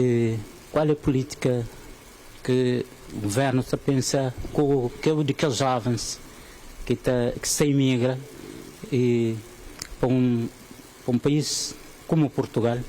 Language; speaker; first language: Portuguese; non-native, local second language; Kabuverdianu